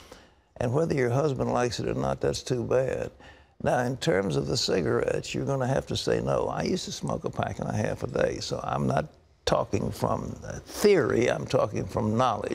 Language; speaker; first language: English; native; English